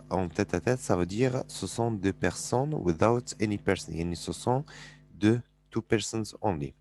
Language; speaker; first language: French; non-native, fluent; Arabic